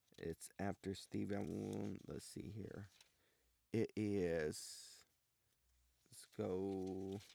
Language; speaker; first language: English; native; English